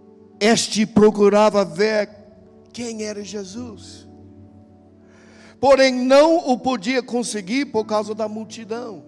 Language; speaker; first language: Portuguese; non-native, fluent; English